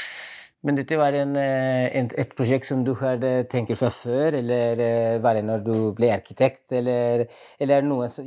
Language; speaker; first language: Norwegian; non-native, fluent; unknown